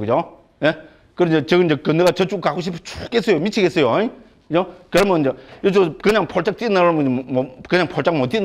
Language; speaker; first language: Korean; native; Korean